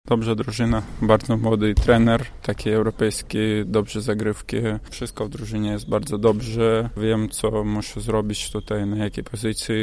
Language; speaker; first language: Polish; non-native, learner; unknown